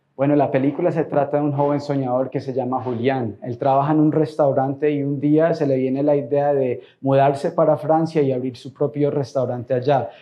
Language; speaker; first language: Spanish; early bilingual, heritage; Spanish